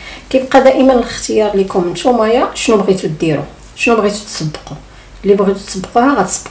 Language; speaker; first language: Arabic; native; Arabic